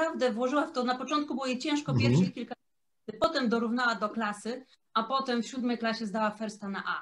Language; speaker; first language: Polish; native; Polish